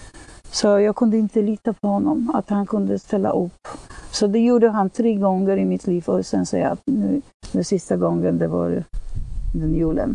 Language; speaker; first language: Swedish; non-native, fluent; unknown